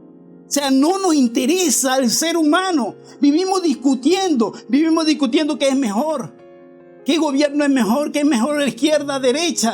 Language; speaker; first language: Spanish; native; Spanish